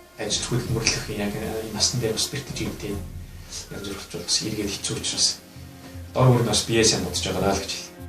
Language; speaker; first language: Mongolian; native; Mongolian